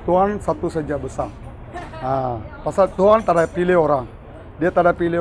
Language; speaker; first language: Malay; non-native, local second language; Tamil